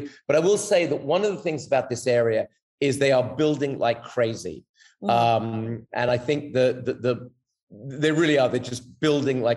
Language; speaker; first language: English; native; English